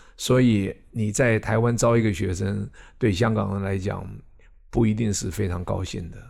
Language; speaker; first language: Chinese; native; Chinese